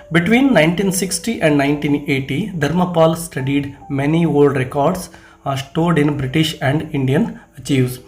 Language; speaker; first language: English; non-native, local second language; Kannada